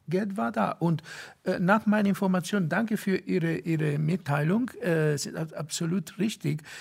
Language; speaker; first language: German; non-native, fluent; Italian